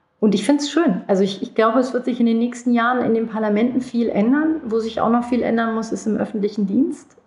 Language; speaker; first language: German; early bilingual, other home language; Turkish